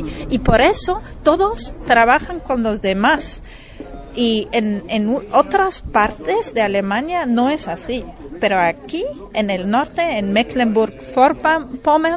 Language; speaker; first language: Spanish; non-native, fluent; German